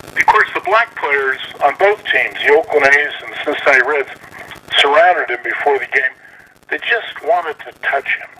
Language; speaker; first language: English; native; English